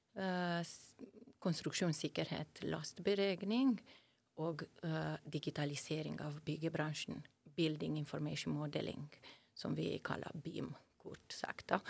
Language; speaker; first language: Norwegian; non-native, fluent; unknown